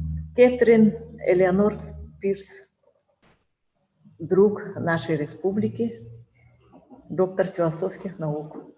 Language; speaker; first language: Russian; native; Russian